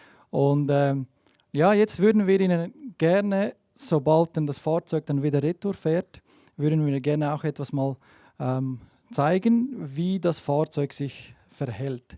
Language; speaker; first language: German; native; German